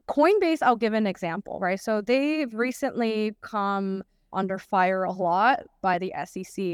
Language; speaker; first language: English; native; English